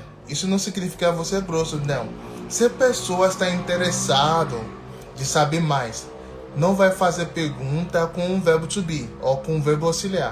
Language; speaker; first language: Portuguese; non-native, fluent; English